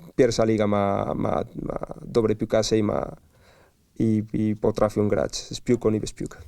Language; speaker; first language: Polish; non-native, learner; Spanish